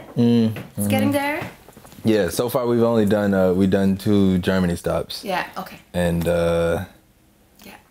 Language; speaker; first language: English; native; English